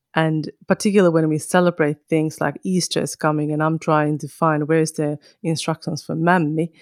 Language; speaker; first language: English; non-native, fluent; Finnish